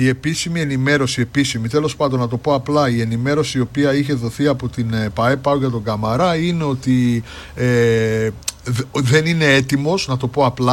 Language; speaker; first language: Greek; native; Greek